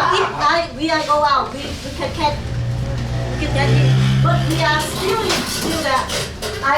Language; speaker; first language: English; non-native, learner; Vietnamese